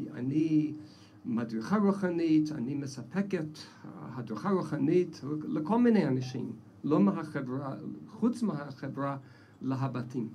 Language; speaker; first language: Hebrew; non-native, fluent; English